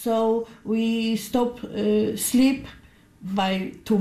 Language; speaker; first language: English; non-native, learner; Polish